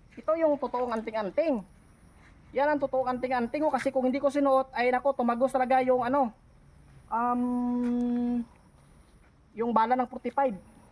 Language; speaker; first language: Filipino; non-native, local second language; Cebuano